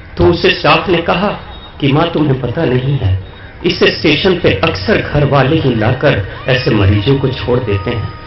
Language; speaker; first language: Hindi; native; Hindi